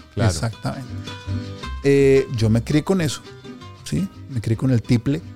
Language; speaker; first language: Spanish; native; Spanish